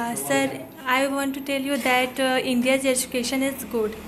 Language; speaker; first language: English; non-native, local second language; Hindi